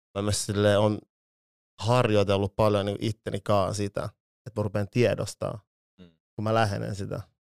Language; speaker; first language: Finnish; early bilingual, other home language; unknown